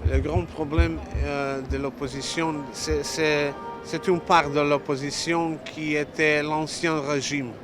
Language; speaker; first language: French; non-native, learner; Serbian